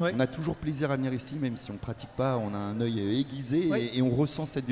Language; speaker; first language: French; native; French